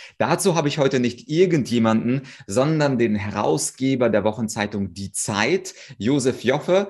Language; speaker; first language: German; early bilingual, other home language; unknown